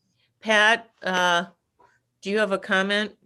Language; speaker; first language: English; native; English